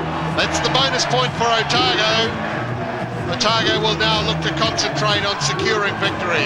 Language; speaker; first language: English; native; English